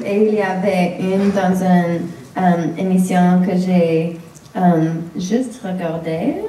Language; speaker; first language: French; non-native, fluent; English